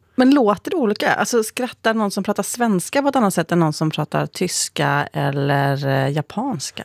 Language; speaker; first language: Swedish; native; Swedish